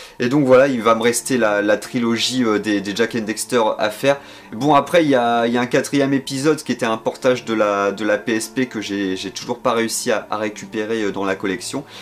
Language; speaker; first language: French; native; French